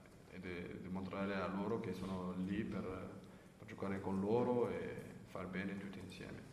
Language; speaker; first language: Italian; non-native, learner; French